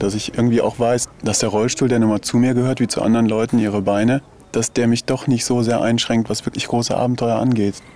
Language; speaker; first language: German; native; German